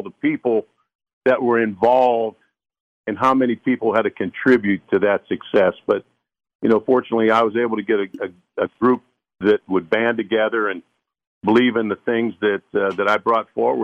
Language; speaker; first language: English; early bilingual, other home language; Spanish